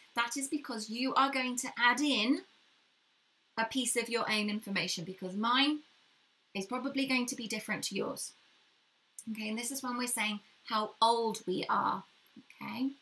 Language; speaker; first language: English; native; English